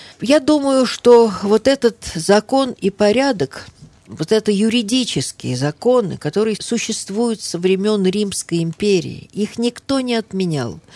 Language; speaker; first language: Russian; early bilingual, heritage; Russian